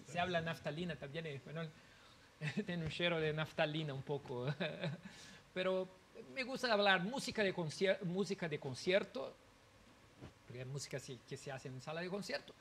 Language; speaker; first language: Spanish; non-native, learner; Portuguese